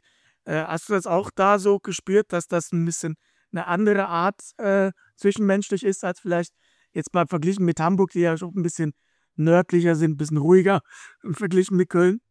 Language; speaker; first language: German; native; German